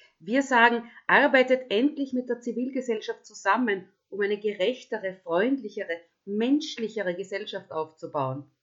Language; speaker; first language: German; native; German